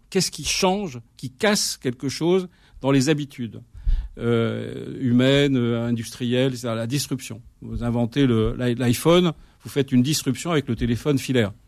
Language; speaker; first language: French; native; French